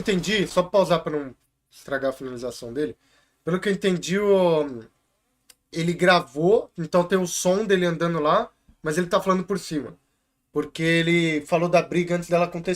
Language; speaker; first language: Portuguese; native; Portuguese